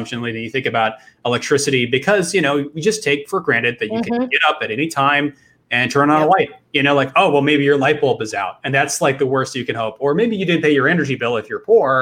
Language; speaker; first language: English; native; English